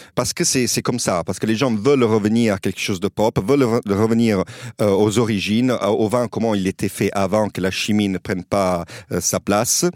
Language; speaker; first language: French; non-native, fluent; Italian